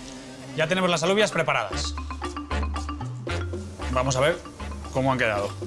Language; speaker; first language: Spanish; native; Spanish